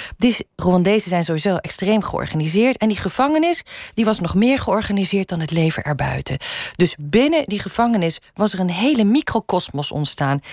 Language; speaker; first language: Dutch; non-native, local second language; Limburgish